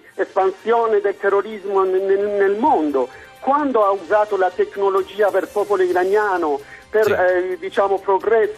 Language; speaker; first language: Italian; non-native, fluent; Persian